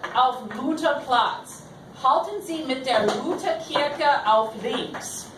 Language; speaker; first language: German; non-native, fluent; English